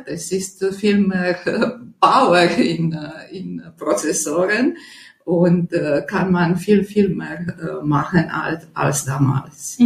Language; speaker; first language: German; non-native, fluent; Romanian